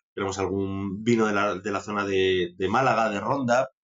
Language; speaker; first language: Spanish; native; Spanish